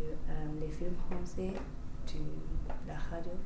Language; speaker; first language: French; non-native, fluent; English